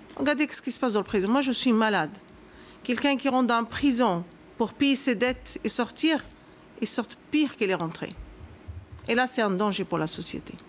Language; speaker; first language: French; non-native, local second language; Arabic